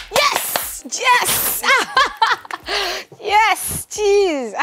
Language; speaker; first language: English; non-native, local second language; Igbo